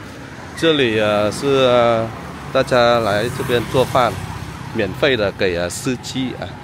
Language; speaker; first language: Chinese; non-native, fluent; Vietnamese